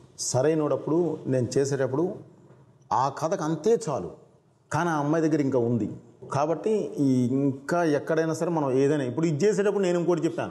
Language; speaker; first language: Telugu; native; Telugu